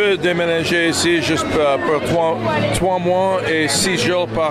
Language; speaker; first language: French; non-native, learner; English